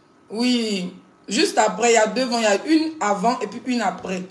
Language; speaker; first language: French; non-native, local second language; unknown